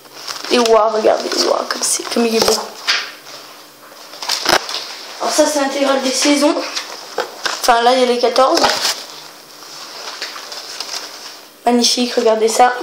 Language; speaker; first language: French; native; French